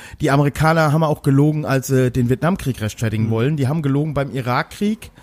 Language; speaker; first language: German; native; German